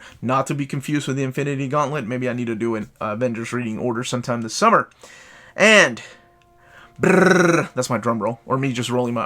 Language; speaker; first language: English; native; English